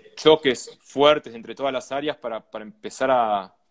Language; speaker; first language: Spanish; native; Spanish